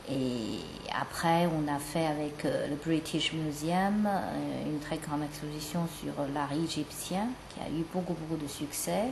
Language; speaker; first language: French; non-native, fluent; Chinese